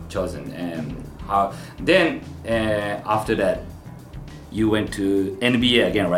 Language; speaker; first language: English; non-native, fluent; Japanese